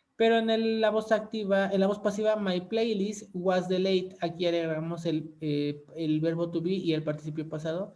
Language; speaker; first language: Spanish; native; Spanish